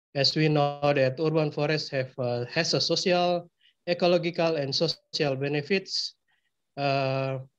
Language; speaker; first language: English; non-native, fluent; Indonesian